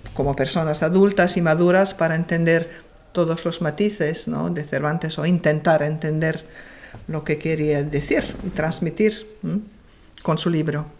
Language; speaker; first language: Spanish; non-native, fluent; Serbian